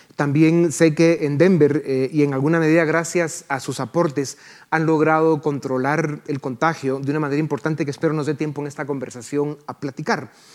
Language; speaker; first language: Spanish; native; Spanish